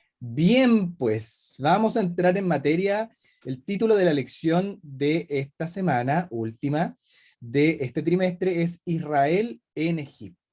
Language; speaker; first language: Spanish; native; Spanish